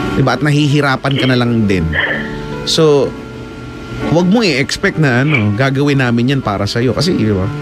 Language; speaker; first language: Filipino; native; Filipino